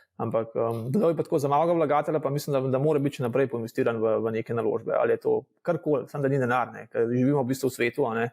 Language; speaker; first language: Slovenian; native; Slovenian